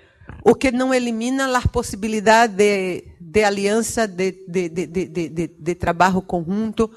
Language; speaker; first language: Portuguese; non-native, learner; Spanish